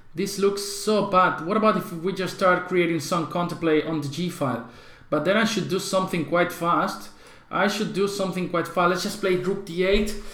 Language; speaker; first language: English; non-native, fluent; Spanish